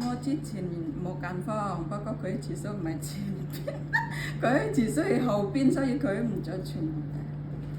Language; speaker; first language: Cantonese; non-native, learner; Indonesian